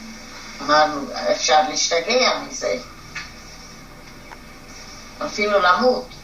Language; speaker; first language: Hebrew; non-native, fluent; Hungarian